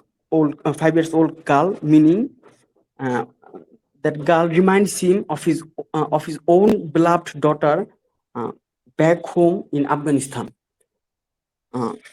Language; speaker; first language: English; non-native, learner; Bangla